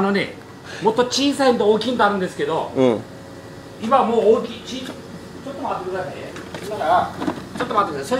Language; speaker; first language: Japanese; native; Japanese